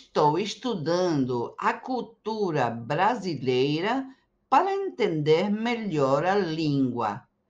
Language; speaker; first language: Portuguese; non-native, fluent; Spanish